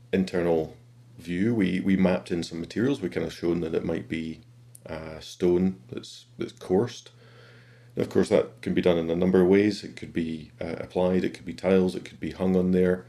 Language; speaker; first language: English; native; English